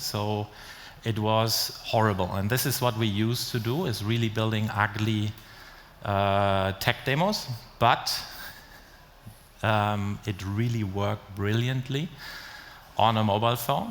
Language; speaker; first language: English; non-native, fluent; German